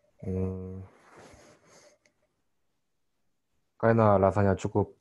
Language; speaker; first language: Indonesian; non-native, learner; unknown